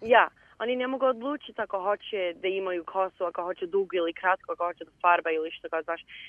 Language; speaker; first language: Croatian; early bilingual, heritage; Bosnian